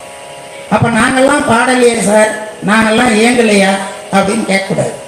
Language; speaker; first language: Tamil; native; Tamil